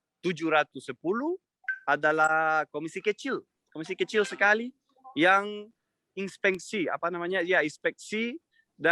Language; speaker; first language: Indonesian; non-native, fluent; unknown